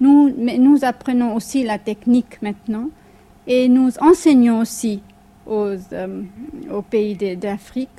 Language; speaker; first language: French; non-native, fluent; Hindi